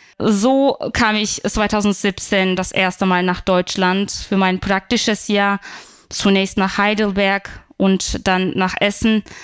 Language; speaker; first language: German; non-native, fluent; Turkish